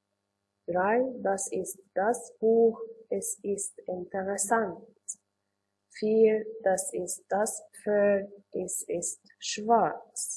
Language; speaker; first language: German; non-native, learner; Arabic